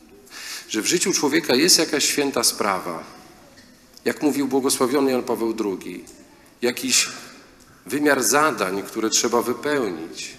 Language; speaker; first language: Polish; native; Polish